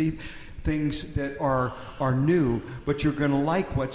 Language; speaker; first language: English; native; English